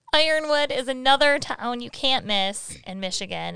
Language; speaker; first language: English; native; English